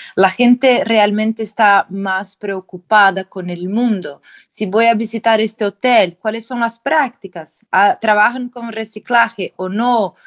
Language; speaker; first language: Spanish; non-native, fluent; Portuguese